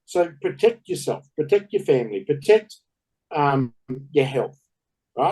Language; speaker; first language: English; native; English